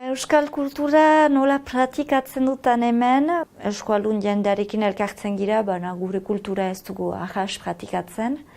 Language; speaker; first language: Basque; native; Basque